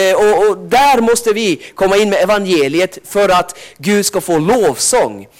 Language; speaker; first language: Swedish; early bilingual, other home language; Finnish